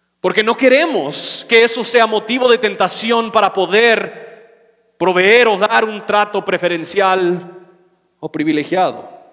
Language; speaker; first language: Spanish; non-native, fluent; English